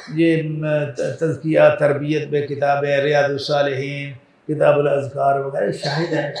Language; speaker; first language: Urdu; non-native, local second language; Punjabi